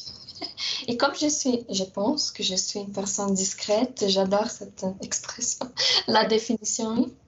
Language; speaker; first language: French; non-native, fluent; Portuguese